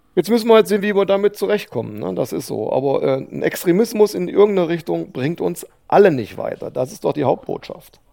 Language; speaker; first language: German; native; German